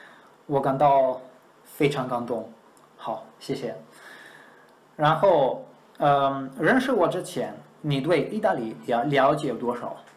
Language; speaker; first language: Chinese; non-native, fluent; Italian